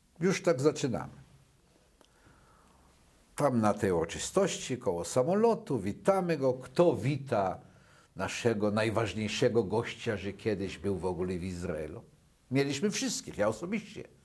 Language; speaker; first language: Polish; early bilingual, other home language; Yiddish